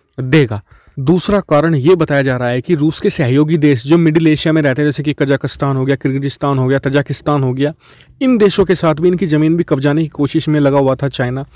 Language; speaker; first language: Hindi; native; Hindi